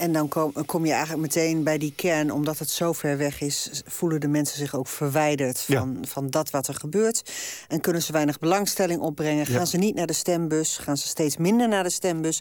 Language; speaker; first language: Dutch; native; Dutch